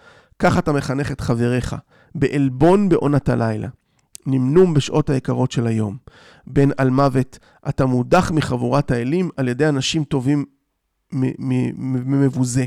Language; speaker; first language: Hebrew; native; Hebrew